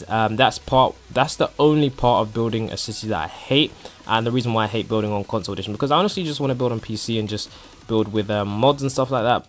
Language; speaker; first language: English; native; English